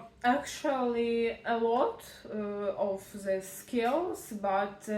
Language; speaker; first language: English; non-native, learner; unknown